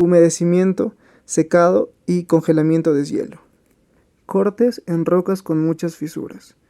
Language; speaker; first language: Spanish; native; Spanish